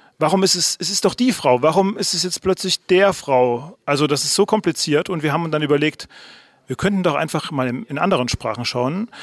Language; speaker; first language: German; native; German